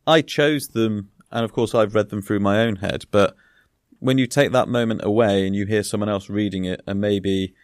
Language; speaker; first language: English; native; English